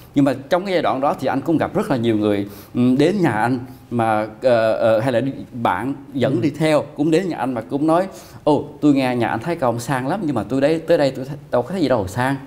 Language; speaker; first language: Vietnamese; early bilingual, heritage; Vietnamese